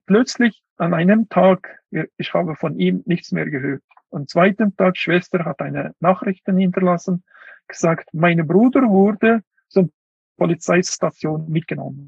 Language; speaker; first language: German; non-native, fluent; Uyghur